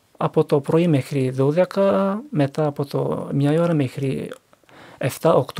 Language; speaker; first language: Greek; non-native, learner; Turkish